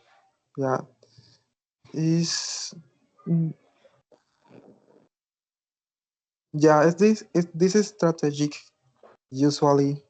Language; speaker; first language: English; non-native, learner; Spanish